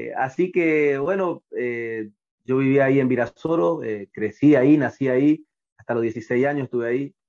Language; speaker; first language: Spanish; native; Spanish